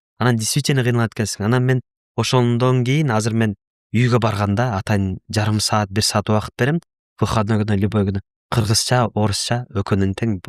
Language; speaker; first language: Kyrgyz; non-native, local second language; Russian